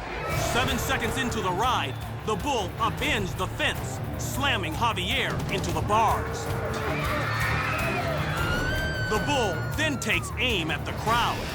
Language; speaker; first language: English; native; English